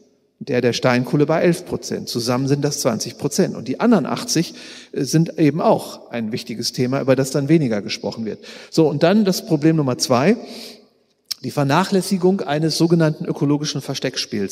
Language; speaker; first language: German; native; German